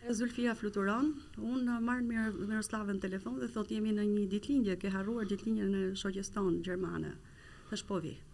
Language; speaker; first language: Albanian; native; Albanian